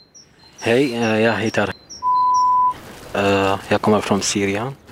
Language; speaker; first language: Swedish; non-native, learner; Arabic